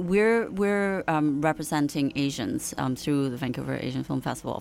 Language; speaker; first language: English; non-native, local second language; Cantonese